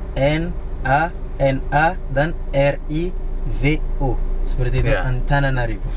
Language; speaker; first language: Indonesian; non-native, fluent; Malagasy